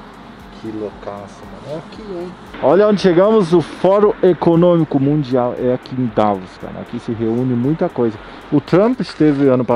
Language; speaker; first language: Portuguese; native; Portuguese